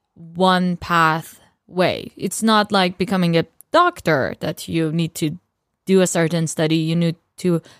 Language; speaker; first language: English; non-native, fluent; Persian